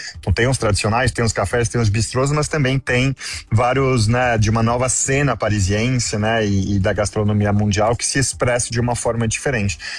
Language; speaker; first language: Portuguese; non-native, fluent; French